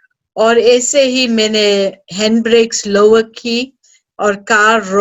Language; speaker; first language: Hindi; early bilingual, heritage; Hindi